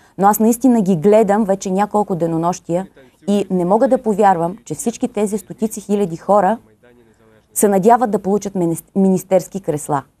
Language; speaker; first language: Bulgarian; native; Bulgarian